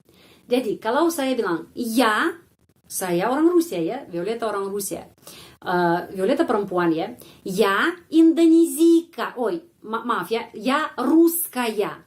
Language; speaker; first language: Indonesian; non-native, fluent; Russian